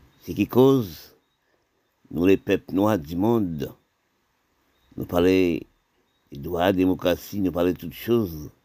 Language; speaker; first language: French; non-native, local second language; Haitian Creole